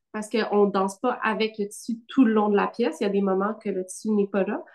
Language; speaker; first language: French; native; French